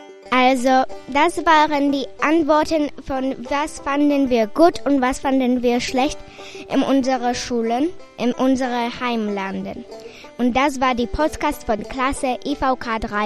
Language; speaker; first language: German; non-native, learner; Polish